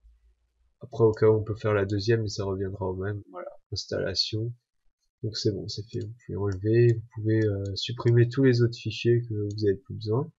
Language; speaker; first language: French; native; French